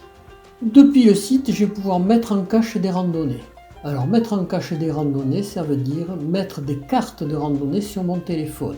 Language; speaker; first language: French; native; French